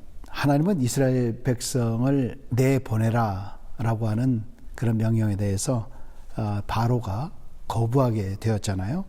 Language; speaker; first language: Korean; native; Korean